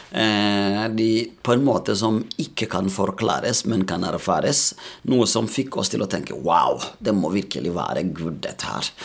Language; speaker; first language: Norwegian; non-native, fluent; Rundi